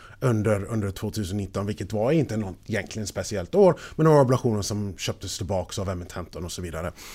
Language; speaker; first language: Swedish; non-native, fluent; English